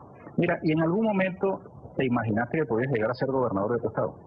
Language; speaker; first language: Spanish; native; Spanish